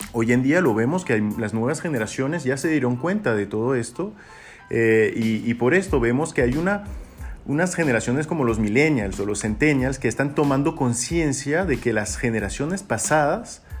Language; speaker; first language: Spanish; non-native, fluent; French